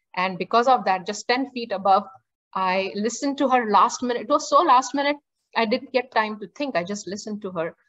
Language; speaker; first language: English; non-native, local second language; Marathi